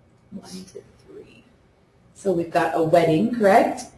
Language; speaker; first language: English; native; English